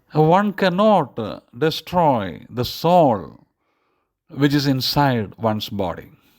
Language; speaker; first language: English; non-native, local second language; Malayalam